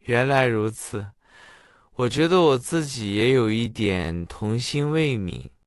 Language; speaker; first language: Chinese; non-native, fluent; English